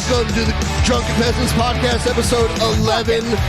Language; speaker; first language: English; native; English